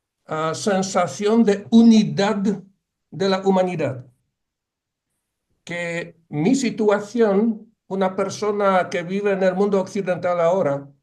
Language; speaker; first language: Spanish; non-native, fluent; Polish